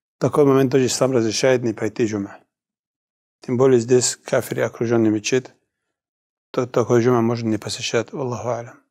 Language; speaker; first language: Russian; non-native, local second language; Avaric